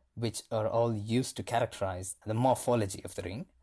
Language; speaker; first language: English; non-native, local second language; Tamil